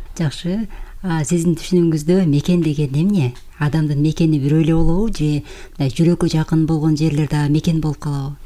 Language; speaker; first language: Kyrgyz; native; Kyrgyz